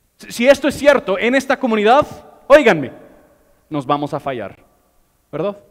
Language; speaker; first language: Spanish; non-native, fluent; English